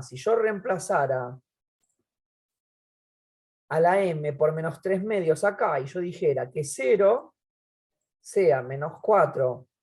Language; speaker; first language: Spanish; native; Spanish